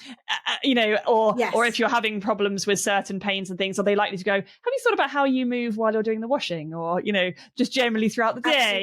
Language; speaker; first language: English; native; English